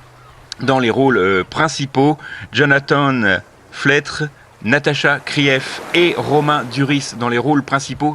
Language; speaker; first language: French; native; French